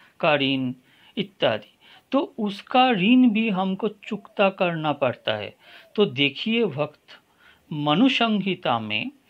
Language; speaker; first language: Hindi; non-native, local second language; Bangla